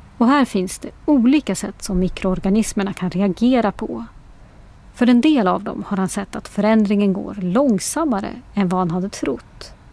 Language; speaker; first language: Swedish; native; Swedish